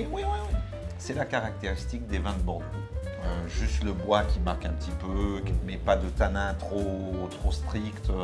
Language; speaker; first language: French; native; French